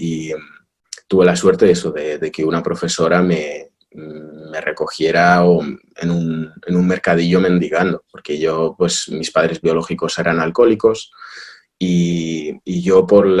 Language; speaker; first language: Spanish; early bilingual, other home language; Russian